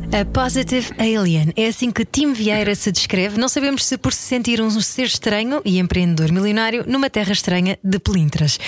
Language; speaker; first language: Portuguese; native; Portuguese